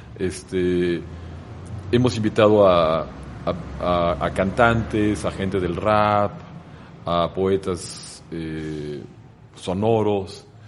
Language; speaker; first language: Spanish; native; Spanish